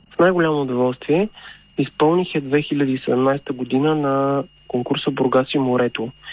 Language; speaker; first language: Bulgarian; native; Bulgarian